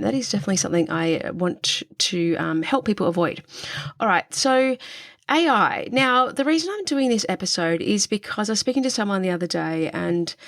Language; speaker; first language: English; native; English